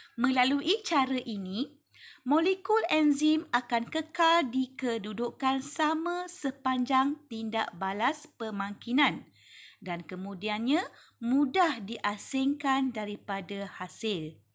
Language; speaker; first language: Malay; native; Malay